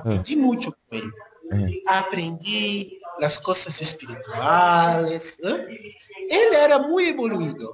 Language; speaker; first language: Portuguese; non-native, fluent; Spanish